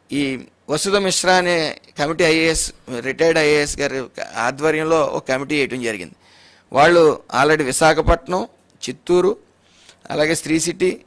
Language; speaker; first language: Telugu; native; Telugu